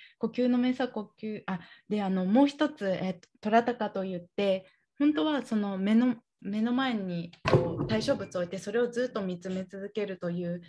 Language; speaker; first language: Japanese; native; Japanese